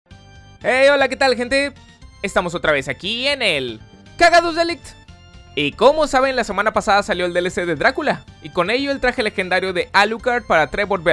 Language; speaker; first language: Spanish; native; Spanish